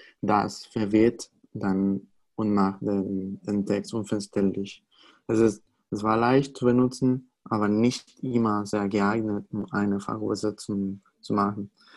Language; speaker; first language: German; non-native, fluent; Spanish